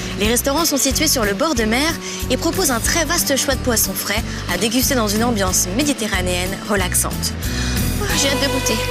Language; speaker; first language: French; native; French